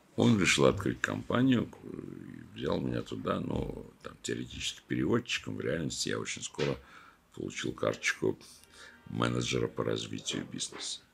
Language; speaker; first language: Russian; native; Russian